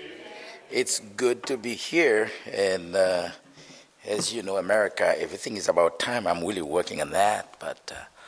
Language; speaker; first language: English; non-native, fluent; Haitian Creole